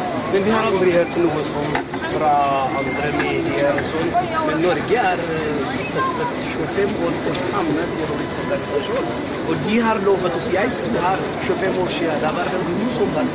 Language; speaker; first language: Norwegian; non-native, learner; Amharic